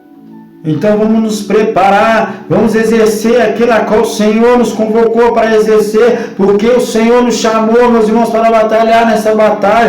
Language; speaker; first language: Portuguese; native; Portuguese